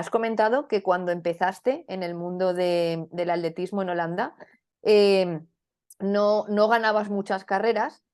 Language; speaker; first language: Spanish; native; Spanish